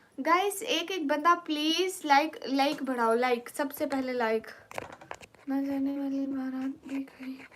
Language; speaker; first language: Urdu; non-native, local second language; Saraiki